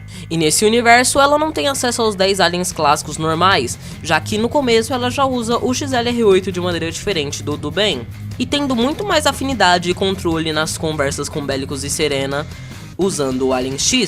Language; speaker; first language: Portuguese; native; Portuguese